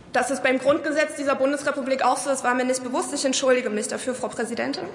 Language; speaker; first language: German; early bilingual, other home language; Arabic